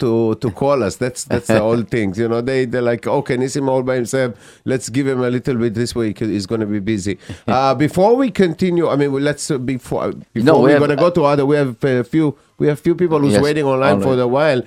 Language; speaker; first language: English; non-native, fluent; Hebrew